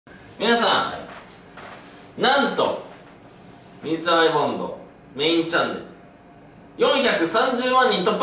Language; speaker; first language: Japanese; native; Japanese